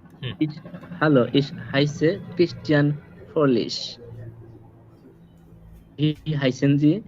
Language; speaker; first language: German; non-native, learner; Bangla